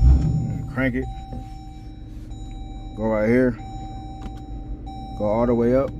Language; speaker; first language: English; native; English